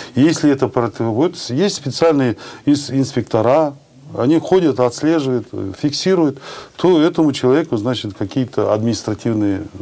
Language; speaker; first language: Russian; non-native, local second language; Kazakh